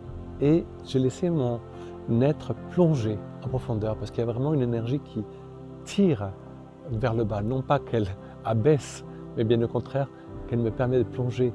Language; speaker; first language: French; native; French